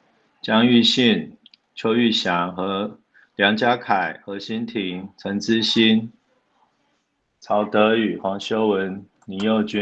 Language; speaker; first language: Chinese; native; Chinese